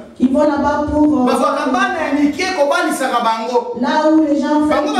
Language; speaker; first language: French; non-native, local second language; Lingala